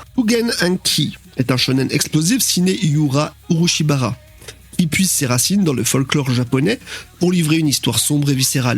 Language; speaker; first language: French; native; French